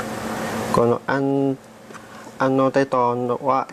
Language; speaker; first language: Japanese; non-native, learner; Vietnamese